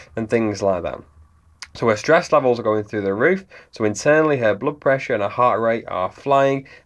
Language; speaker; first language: English; native; English